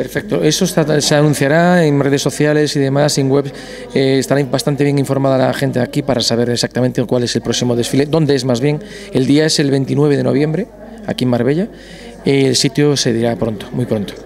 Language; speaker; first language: Spanish; native; Spanish